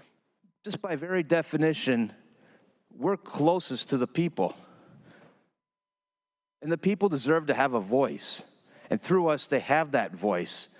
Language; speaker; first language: English; native; English